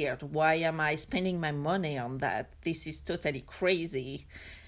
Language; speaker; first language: English; non-native, fluent; French